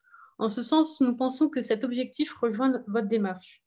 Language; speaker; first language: French; native; French